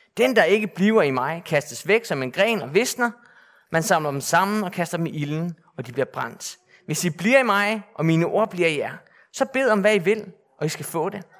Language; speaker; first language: Danish; native; Danish